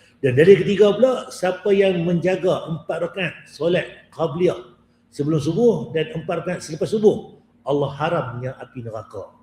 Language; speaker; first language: Malay; native; Malay